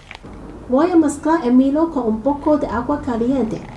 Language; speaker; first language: Spanish; non-native, learner; Cantonese